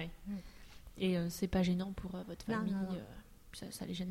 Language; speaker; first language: French; native; French